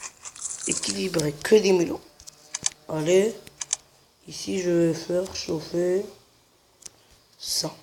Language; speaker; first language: French; non-native, local second language; Arabic